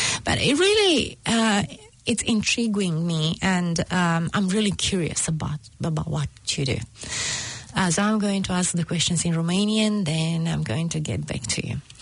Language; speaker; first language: English; non-native, fluent; Romanian